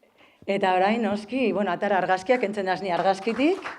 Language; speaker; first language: Basque; native; Basque